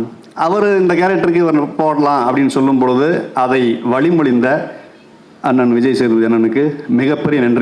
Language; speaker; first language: Tamil; native; Tamil